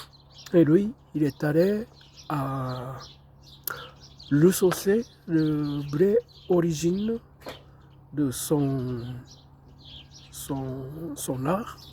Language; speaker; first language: French; non-native, fluent; Japanese